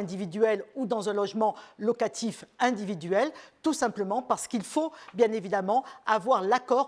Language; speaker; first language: French; native; French